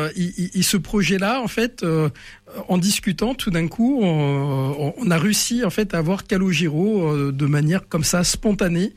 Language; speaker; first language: French; native; French